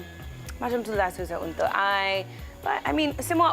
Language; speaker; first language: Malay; non-native, learner; English